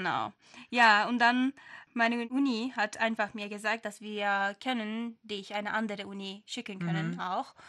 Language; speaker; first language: German; non-native, fluent; Turkish